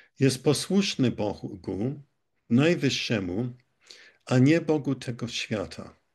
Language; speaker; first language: Polish; early bilingual, heritage; Polish